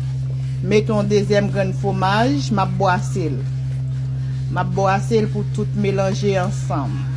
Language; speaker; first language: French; non-native, learner; Haitian Creole